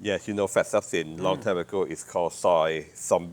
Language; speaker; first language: English; non-native, learner; Thai